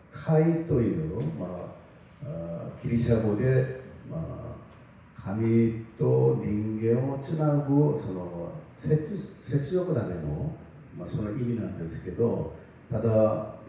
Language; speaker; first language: Japanese; non-native, fluent; Korean